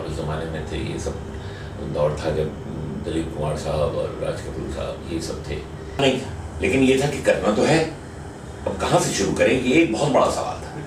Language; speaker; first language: Hindi; native; Hindi